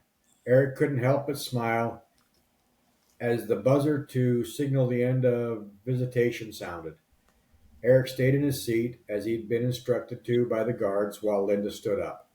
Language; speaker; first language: English; native; English